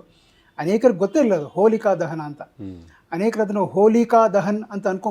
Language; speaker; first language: Kannada; native; Kannada